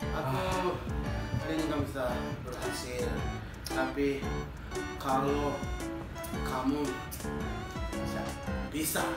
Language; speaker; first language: Indonesian; non-native, learner; Japanese